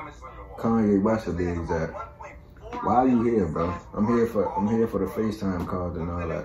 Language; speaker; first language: English; native; English